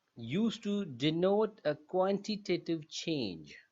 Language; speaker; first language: English; non-native, local second language; Urdu